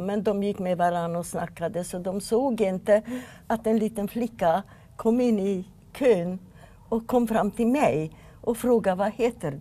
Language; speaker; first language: Swedish; non-native, fluent; Yiddish